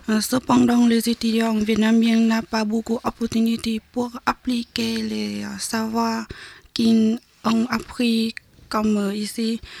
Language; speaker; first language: French; non-native, learner; Vietnamese